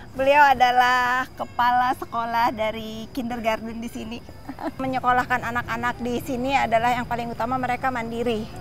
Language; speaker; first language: Indonesian; native; Indonesian